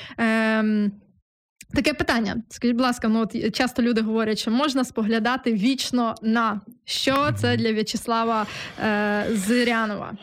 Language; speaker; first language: Ukrainian; native; Ukrainian